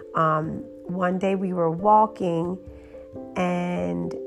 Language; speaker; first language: English; early bilingual, other home language; Romanian